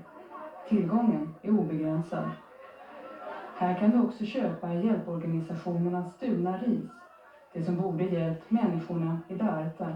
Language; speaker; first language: Swedish; native; Swedish